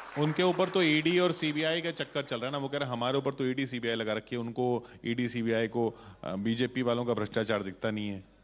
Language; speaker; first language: Hindi; native; Hindi